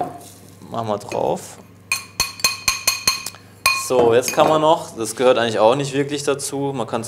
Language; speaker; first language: German; native; German